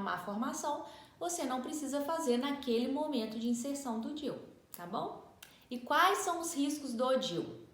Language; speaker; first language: Portuguese; native; Portuguese